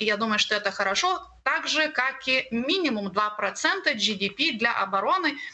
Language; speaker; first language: Russian; non-native, learner; Lithuanian